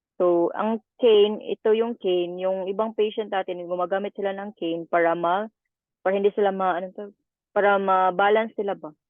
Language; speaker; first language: Filipino; native; Filipino